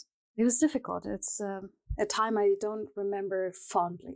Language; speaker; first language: English; non-native, fluent; German